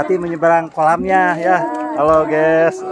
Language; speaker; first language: Indonesian; non-native, local second language; Sundanese